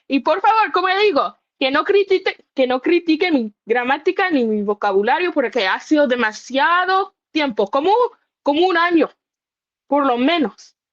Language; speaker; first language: Spanish; early bilingual, other home language; English